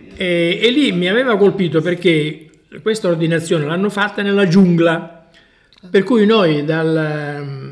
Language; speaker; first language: Italian; native; Italian